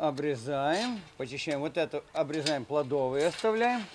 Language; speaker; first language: Russian; non-native, local second language; Ukrainian